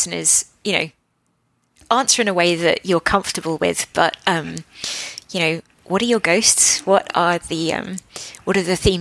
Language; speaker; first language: English; native; English